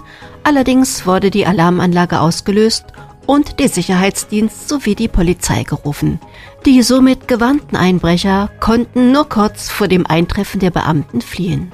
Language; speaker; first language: German; native; German